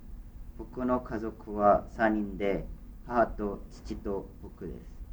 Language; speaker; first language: Japanese; non-native, learner; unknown